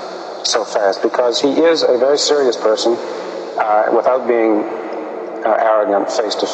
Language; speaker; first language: English; native; English